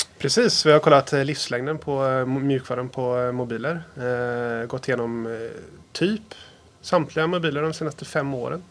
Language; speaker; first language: Swedish; native; Swedish